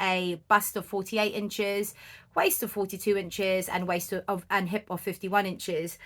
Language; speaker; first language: English; native; English